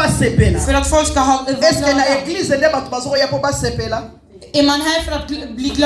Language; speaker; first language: Swedish; non-native, learner; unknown